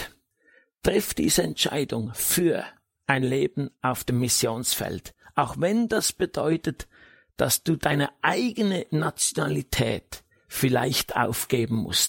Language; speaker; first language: German; native; German